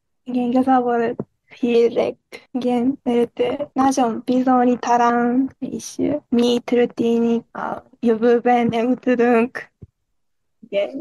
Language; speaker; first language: Hungarian; non-native, learner; Japanese